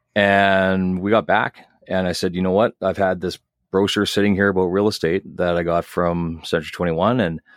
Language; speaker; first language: English; native; English